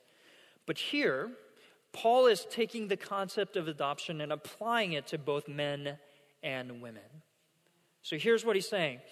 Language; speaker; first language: English; non-native, fluent; Korean